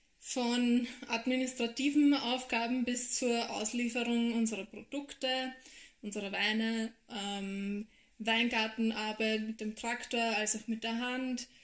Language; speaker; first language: German; native; German